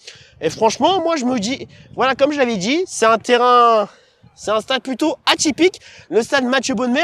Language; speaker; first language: French; native; French